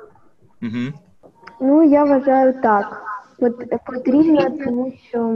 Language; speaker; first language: Ukrainian; non-native, local second language; Russian